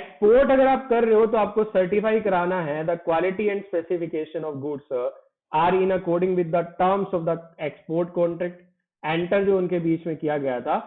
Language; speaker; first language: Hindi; native; Hindi